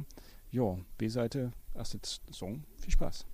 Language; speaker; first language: German; native; German